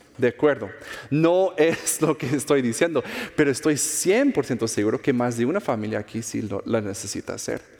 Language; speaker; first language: Spanish; non-native, fluent; English